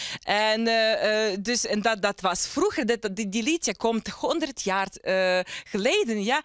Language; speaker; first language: Dutch; non-native, learner; Ukrainian